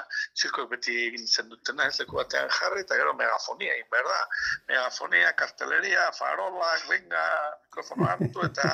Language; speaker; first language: Basque; native; Basque